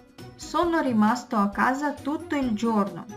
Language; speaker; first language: Italian; non-native, fluent; Russian